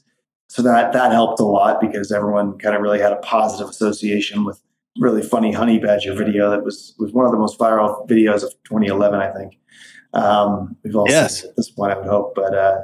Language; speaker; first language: English; native; English